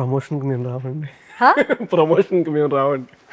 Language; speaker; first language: Telugu; native; Telugu